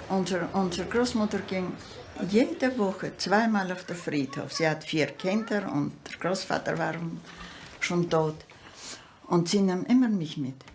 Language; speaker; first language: German; early bilingual, heritage; German